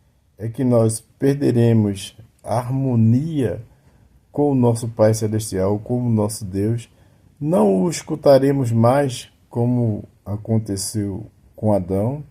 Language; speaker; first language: Portuguese; native; Portuguese